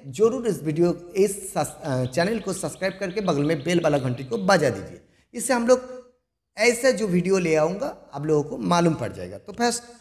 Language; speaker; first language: Hindi; non-native, local second language; Bangla